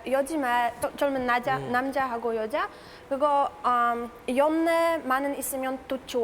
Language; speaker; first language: Korean; non-native, learner; Polish